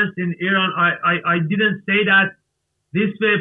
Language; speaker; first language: English; non-native, learner; Persian